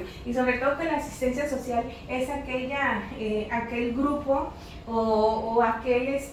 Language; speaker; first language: Spanish; native; Spanish